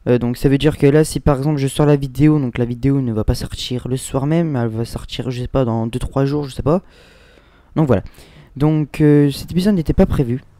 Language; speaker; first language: French; native; French